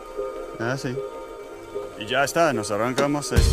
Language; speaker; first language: Spanish; non-native, learner; English